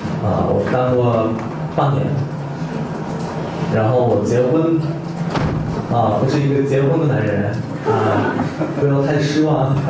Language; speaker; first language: Chinese; non-native, fluent; Korean